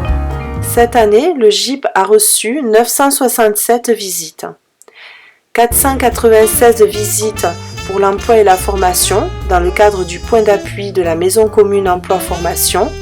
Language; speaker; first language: French; native; French